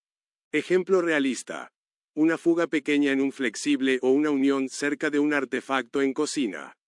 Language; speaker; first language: Spanish; native; Spanish